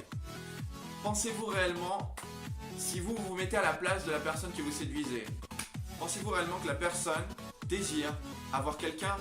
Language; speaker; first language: French; native; French